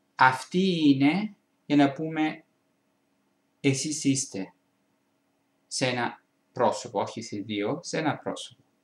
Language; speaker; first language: Greek; non-native, fluent; Italian